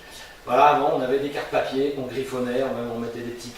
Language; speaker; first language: French; native; French